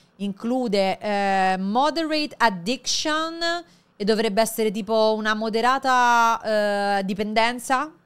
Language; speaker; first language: Italian; native; Italian